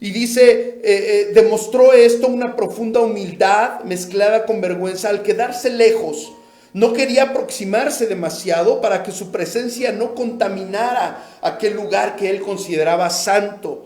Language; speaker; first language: Spanish; native; Spanish